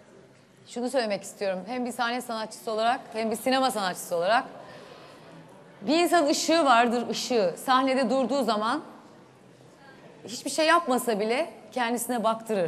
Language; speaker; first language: Turkish; native; Turkish